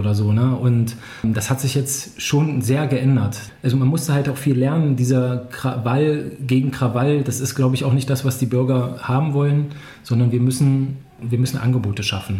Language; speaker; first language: German; native; German